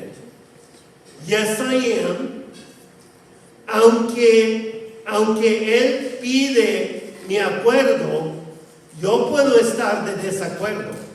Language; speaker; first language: Spanish; non-native, fluent; English